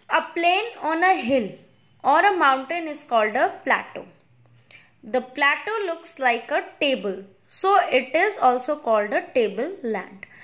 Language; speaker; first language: Hindi; native; Hindi